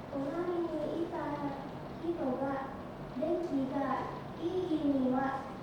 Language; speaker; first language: Japanese; non-native, learner; Indonesian